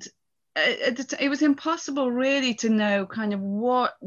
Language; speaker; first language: English; native; English